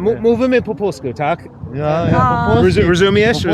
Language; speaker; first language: Polish; non-native, learner; English